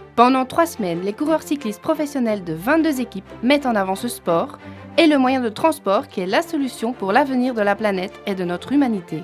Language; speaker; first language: French; native; French